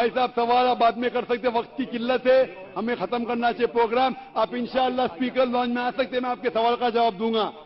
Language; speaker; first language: Hindi; non-native, local second language; Konkani